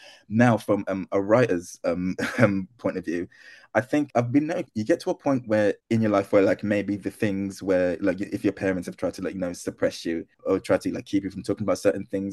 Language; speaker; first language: English; non-native, local second language; Akan